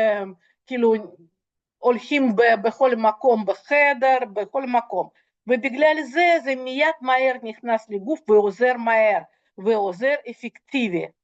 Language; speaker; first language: Hebrew; non-native, fluent; Russian